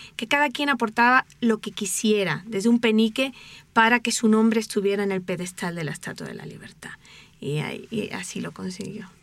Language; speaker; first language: Spanish; native; Spanish